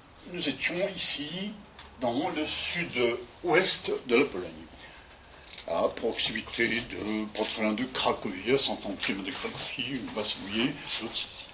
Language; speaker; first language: French; native; French